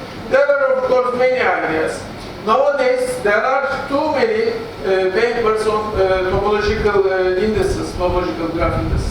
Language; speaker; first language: English; non-native, fluent; Turkish